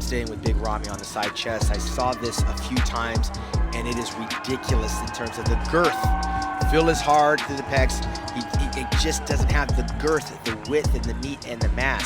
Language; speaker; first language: English; native; English